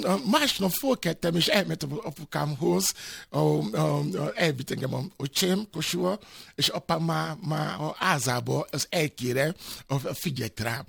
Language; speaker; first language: Hungarian; non-native, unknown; Yoruba